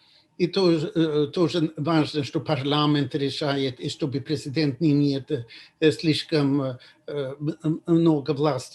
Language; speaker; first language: Russian; non-native, fluent; Swedish